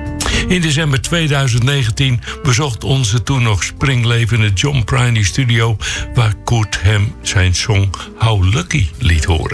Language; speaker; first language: Dutch; native; Dutch